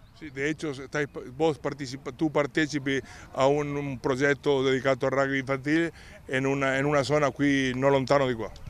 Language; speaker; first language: Spanish; non-native, fluent; Italian